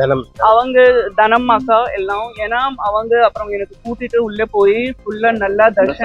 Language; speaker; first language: Tamil; non-native, fluent; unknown